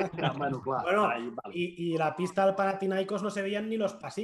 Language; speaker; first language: Spanish; native; Spanish